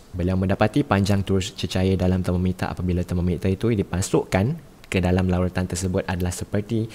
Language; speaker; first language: Malay; native; Malay